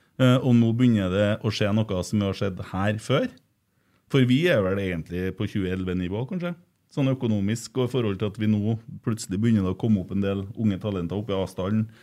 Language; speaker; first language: Norwegian; native; Norwegian